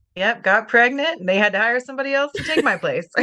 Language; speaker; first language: English; native; English